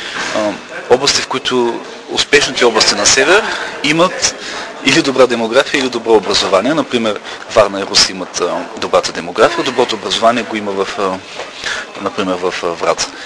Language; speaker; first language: Bulgarian; native; Bulgarian